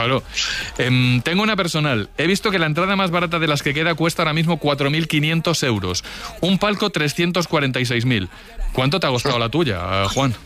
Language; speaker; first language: Spanish; native; Spanish